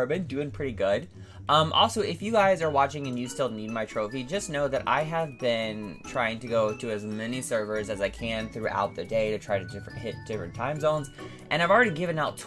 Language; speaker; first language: English; native; English